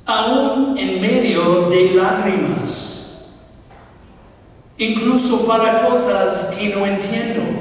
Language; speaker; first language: Spanish; non-native, fluent; English